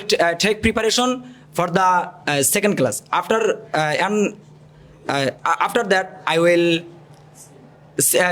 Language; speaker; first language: English; non-native, learner; Bangla